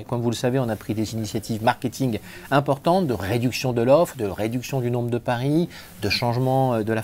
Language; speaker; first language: French; native; French